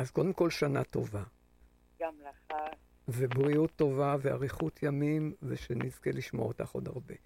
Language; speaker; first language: Hebrew; native; Hebrew